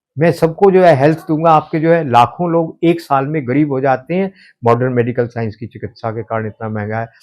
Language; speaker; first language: Hindi; native; Hindi